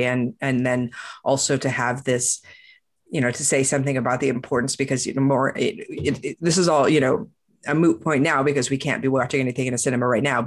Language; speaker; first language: English; native; English